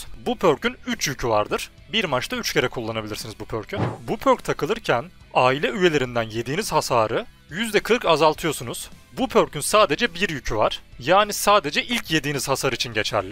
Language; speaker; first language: Turkish; native; Turkish